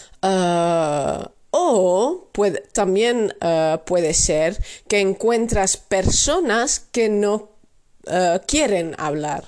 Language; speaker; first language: Spanish; non-native, fluent; Dutch